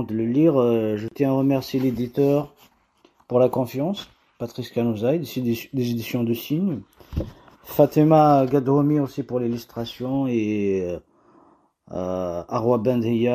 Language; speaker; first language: French; non-native, local second language; Kabyle